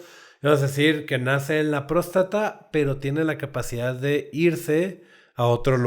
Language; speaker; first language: Spanish; native; Spanish